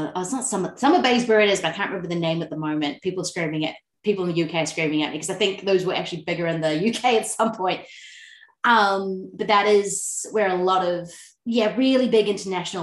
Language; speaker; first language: English; native; English